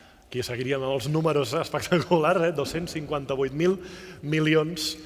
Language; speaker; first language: Catalan; native; Catalan